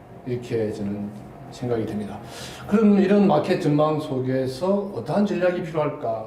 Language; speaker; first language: Korean; native; Korean